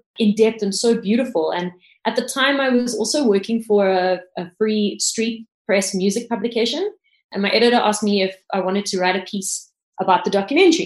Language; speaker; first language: English; native; English